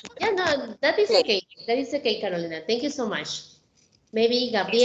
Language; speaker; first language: English; non-native, fluent; Spanish